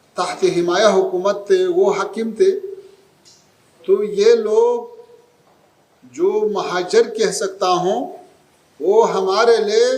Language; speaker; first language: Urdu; non-native, fluent; Pashto